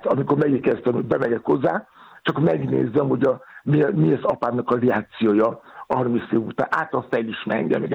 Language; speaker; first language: Hungarian; non-native, fluent; Yoruba